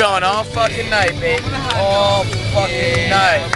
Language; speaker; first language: English; native; English